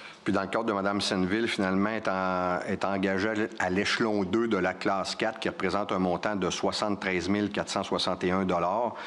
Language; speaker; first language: French; native; French